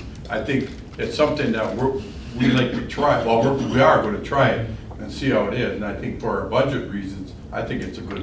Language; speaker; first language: English; native; English